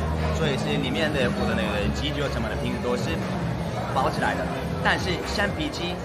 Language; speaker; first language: Chinese; non-native, fluent; Turkish